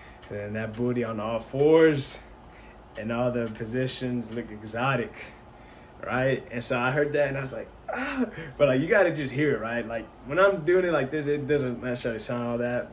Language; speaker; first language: English; early bilingual, other home language; Spanish